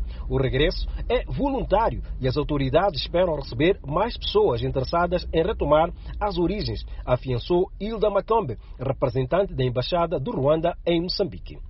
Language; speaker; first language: Portuguese; non-native, local second language; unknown